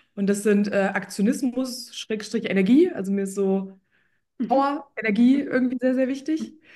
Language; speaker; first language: German; early bilingual, other home language; Polish